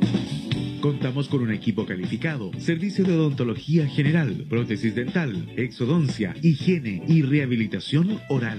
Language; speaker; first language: Spanish; native; Spanish